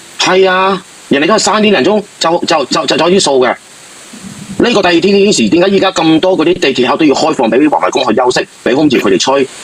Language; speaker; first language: Cantonese; native; Cantonese